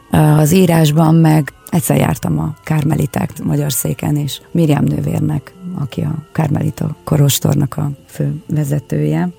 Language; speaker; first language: Hungarian; non-native, fluent; Russian